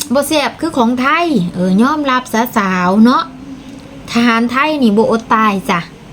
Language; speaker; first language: Thai; non-native, local second language; Lao